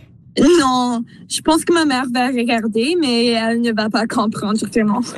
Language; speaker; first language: French; non-native, local second language; English